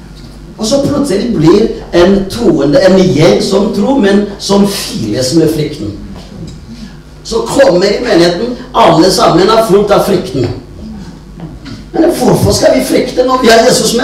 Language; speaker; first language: Norwegian; non-native, fluent; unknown